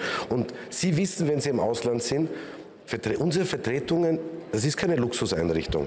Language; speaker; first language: German; native; German